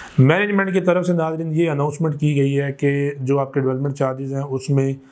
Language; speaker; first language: Urdu; non-native, local second language; Punjabi